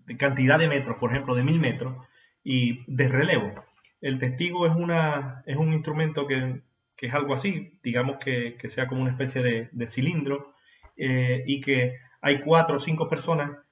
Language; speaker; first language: Spanish; native; Spanish